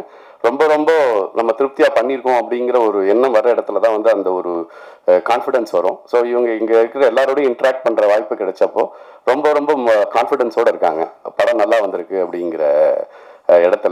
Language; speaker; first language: Tamil; native; Tamil